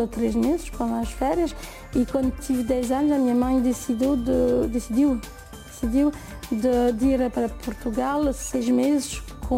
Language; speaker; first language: Portuguese; non-native, fluent; French